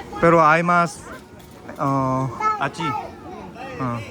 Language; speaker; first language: Spanish; non-native, learner; Korean